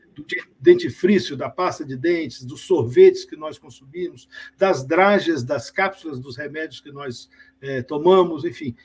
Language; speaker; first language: Portuguese; native; Portuguese